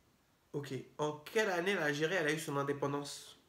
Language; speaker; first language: French; native; French